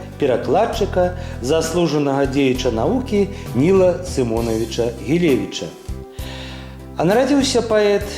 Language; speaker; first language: Belarusian; native; Belarusian